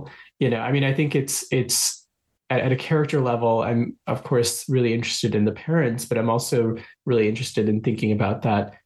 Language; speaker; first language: English; non-native, local second language; Bangla